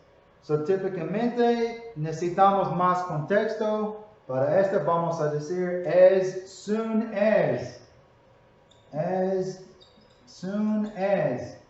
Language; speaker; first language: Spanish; non-native, learner; English